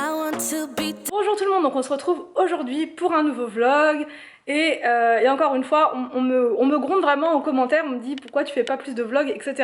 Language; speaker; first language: French; native; French